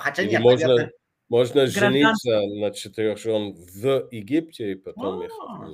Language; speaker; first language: Russian; non-native, fluent; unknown